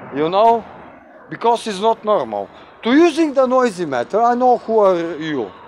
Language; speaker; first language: English; non-native, learner; Bulgarian